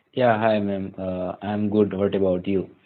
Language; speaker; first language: English; non-native, local second language; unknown